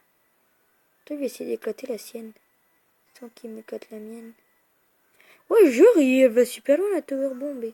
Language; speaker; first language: French; native; French